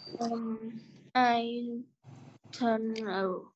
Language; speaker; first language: English; non-native, learner; Vietnamese